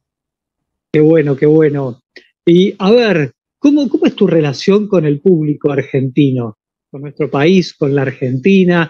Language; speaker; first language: Spanish; native; Spanish